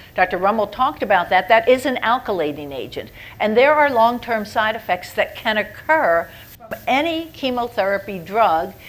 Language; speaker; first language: English; native; English